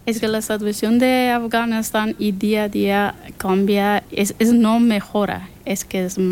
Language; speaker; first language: Spanish; non-native, learner; Persian